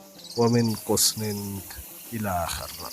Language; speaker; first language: Arabic; native; Arabic